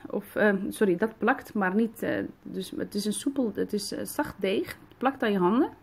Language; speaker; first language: Dutch; early bilingual, other home language; Arabic